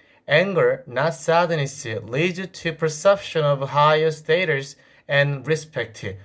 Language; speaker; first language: English; non-native, fluent; Korean